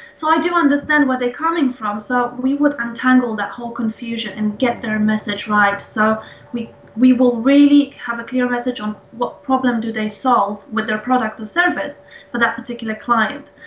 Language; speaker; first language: English; non-native, fluent; Polish